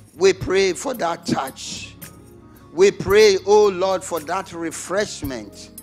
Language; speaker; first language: English; non-native, local second language; Akan